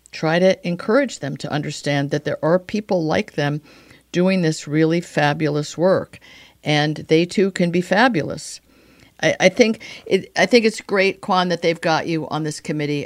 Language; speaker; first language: English; native; English